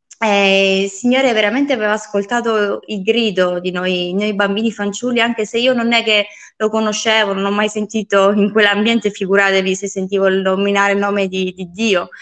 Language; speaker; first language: Italian; early bilingual, other home language; Polish